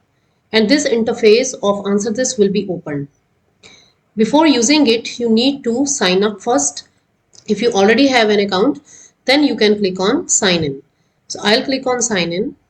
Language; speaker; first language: English; non-native, local second language; Hindi